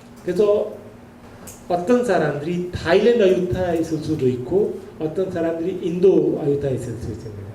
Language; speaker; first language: Korean; non-native, learner; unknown